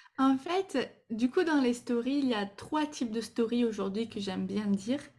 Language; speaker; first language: French; non-native, fluent; Portuguese